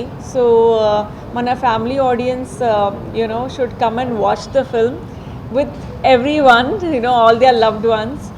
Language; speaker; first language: Telugu; non-native, fluent; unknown